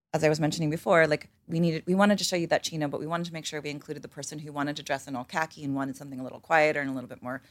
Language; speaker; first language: English; native; English